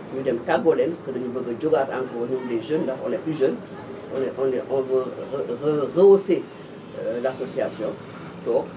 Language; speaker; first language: Wolof; native; Wolof